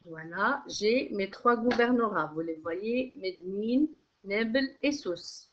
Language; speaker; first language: French; non-native, local second language; Arabic